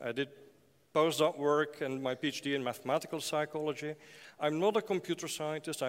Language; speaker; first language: English; non-native, fluent; Dutch